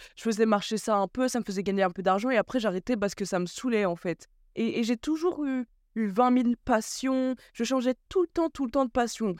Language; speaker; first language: French; early bilingual, other home language; Bambara